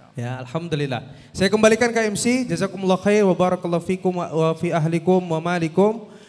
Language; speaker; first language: Indonesian; native; Indonesian